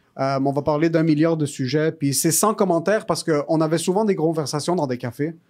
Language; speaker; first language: French; early bilingual, other home language; Arabic